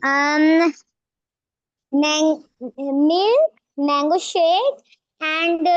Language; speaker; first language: English; non-native, learner; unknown